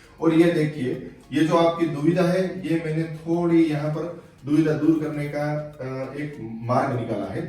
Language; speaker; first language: Hindi; non-native, local second language; Gujarati